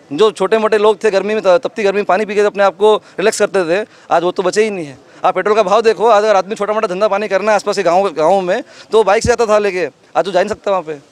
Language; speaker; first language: Hindi; native; Hindi